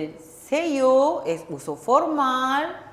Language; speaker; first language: Spanish; non-native, fluent; Korean